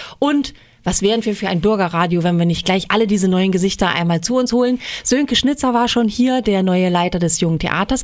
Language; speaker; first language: German; native; German